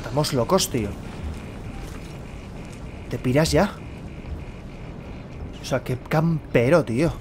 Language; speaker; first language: Spanish; native; Spanish